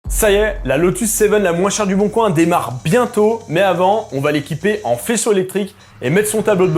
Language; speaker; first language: French; native; French